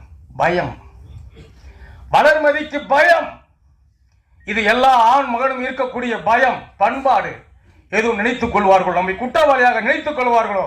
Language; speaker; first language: Tamil; native; Tamil